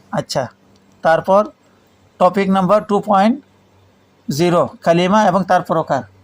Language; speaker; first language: Bangla; non-native, local second language; Urdu